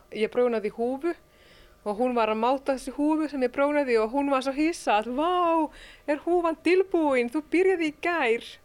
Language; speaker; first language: Icelandic; non-native, fluent; Finnish